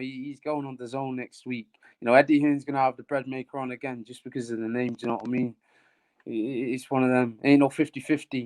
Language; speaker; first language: English; native; English